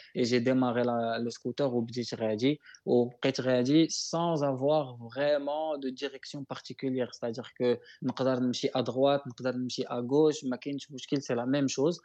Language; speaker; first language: French; non-native, local second language; Arabic